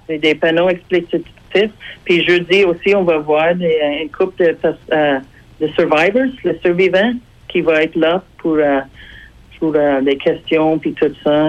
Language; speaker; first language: French; non-native, fluent; English